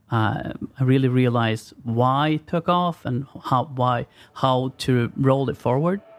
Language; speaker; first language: English; non-native, fluent; Swedish